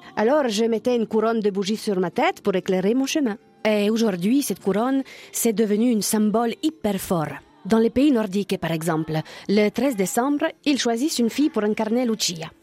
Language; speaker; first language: French; non-native, fluent; Italian